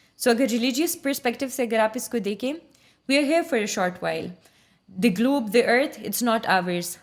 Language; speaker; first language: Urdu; non-native, local second language; Pashto